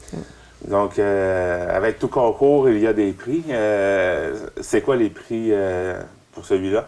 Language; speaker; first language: French; non-native, local second language; English